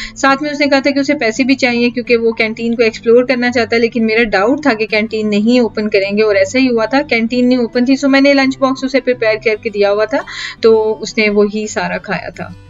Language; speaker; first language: Urdu; native; Urdu